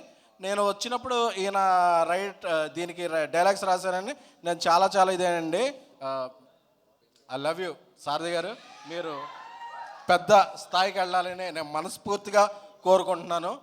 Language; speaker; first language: Telugu; native; Telugu